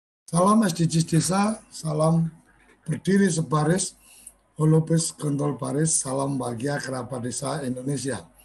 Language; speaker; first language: Malay; native; Malay